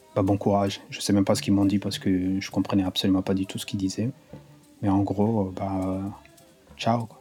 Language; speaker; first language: French; non-native, local second language; Kinyarwanda